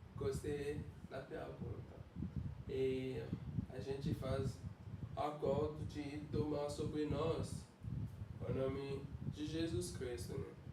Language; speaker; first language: Portuguese; non-native, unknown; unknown